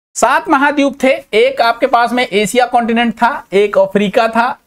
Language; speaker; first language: Hindi; native; Hindi